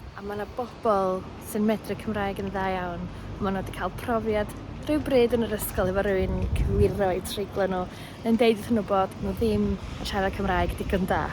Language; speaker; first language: Welsh; native; Welsh